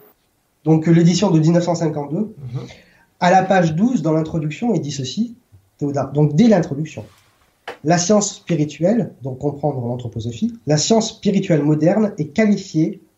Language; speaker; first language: French; native; French